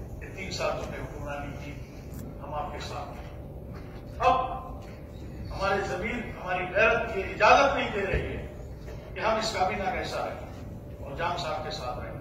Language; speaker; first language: Urdu; non-native, local second language; Baluchi